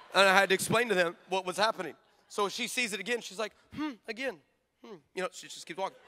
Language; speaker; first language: English; native; English